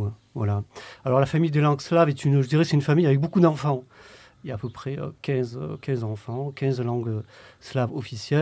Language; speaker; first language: French; native; French